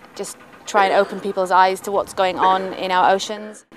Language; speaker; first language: English; native; English